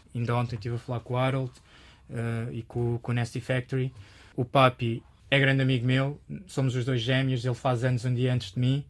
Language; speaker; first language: Portuguese; early bilingual, other home language; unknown